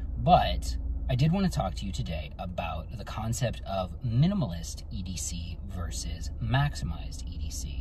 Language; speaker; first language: English; native; English